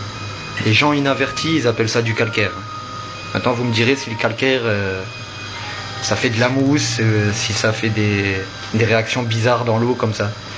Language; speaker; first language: French; native; French